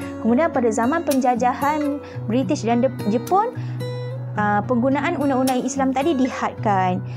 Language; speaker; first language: Malay; native; Malay